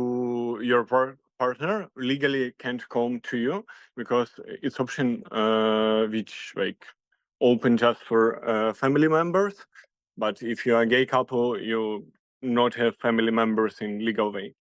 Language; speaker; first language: English; non-native, fluent; Ukrainian